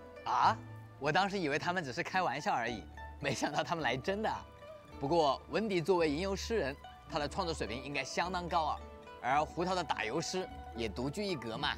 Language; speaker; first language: Chinese; native; Chinese